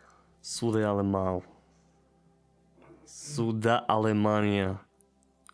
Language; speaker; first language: Portuguese; non-native, learner; German